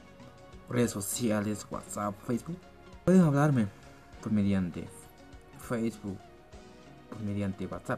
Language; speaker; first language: Spanish; non-native, local second language; Quechua